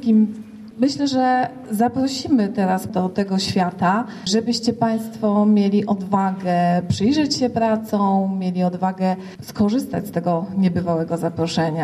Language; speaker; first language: Polish; native; Polish